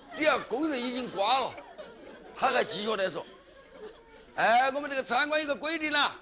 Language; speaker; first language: Chinese; native; Chinese